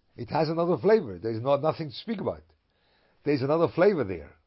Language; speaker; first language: English; non-native, fluent; German